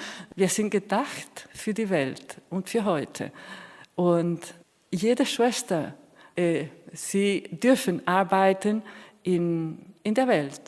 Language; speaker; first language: German; non-native, fluent; Spanish